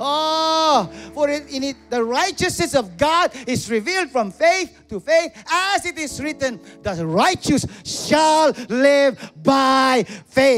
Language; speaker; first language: English; non-native, local second language; Filipino